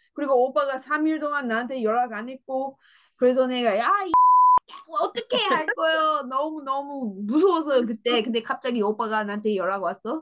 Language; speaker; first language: Korean; non-native, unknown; English